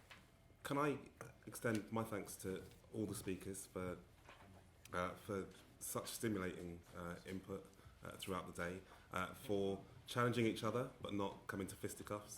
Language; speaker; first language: English; native; English